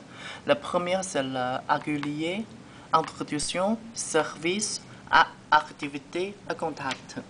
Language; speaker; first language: French; non-native, learner; Chinese